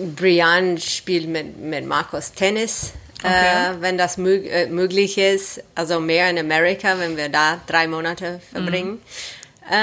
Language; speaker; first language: German; non-native, fluent; English